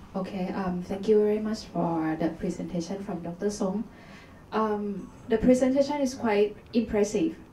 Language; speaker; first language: English; non-native, fluent; Thai